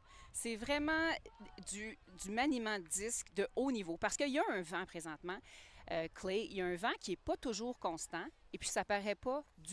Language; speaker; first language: French; native; French